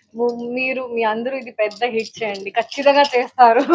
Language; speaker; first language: Telugu; non-native, fluent; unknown